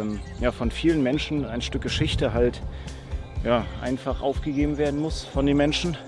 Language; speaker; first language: German; native; German